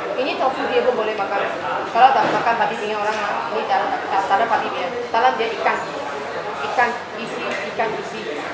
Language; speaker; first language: Malay; non-native, local second language; Chinese